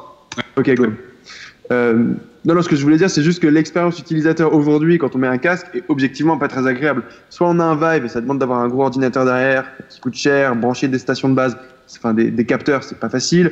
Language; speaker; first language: French; native; French